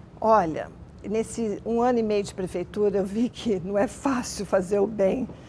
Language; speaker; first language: Portuguese; native; Portuguese